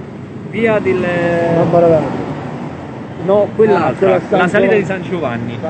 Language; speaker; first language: Italian; native; Italian